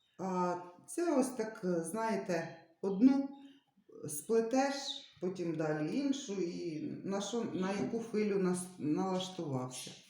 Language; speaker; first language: Ukrainian; non-native, local second language; Russian